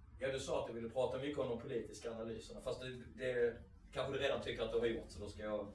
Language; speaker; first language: Swedish; native; Swedish